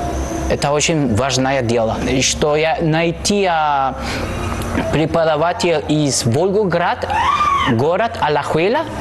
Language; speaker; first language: Russian; non-native, learner; Spanish